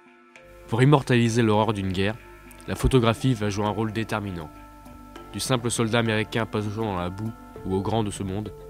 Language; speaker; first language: French; native; French